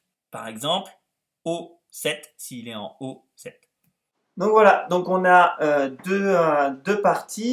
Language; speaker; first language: French; native; French